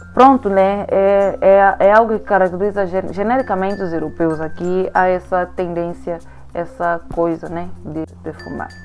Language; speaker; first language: Portuguese; native; Portuguese